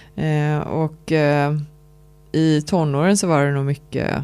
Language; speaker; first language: Swedish; native; Swedish